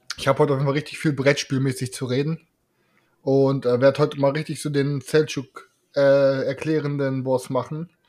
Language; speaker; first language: German; native; German